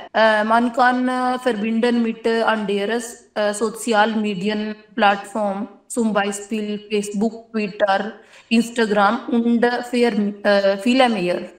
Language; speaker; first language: German; non-native, learner; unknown